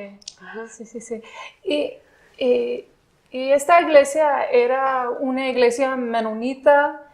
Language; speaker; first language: Spanish; non-native, fluent; English